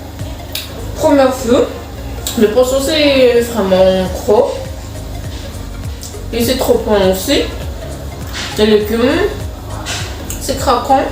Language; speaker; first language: French; non-native, local second language; Malagasy